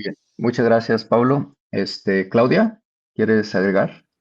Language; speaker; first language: Spanish; native; Spanish